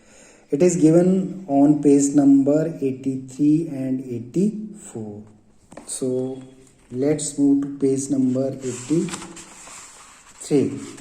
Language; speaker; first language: English; non-native, local second language; Hindi